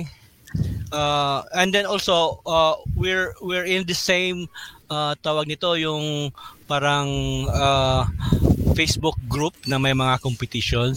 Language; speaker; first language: English; non-native, local second language; Cebuano